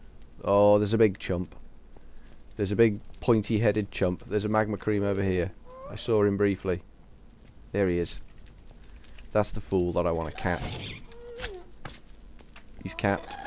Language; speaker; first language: English; native; English